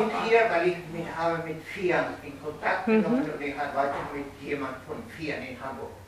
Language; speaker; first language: German; non-native, fluent; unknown